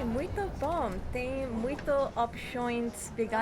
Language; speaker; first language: Portuguese; non-native, learner; English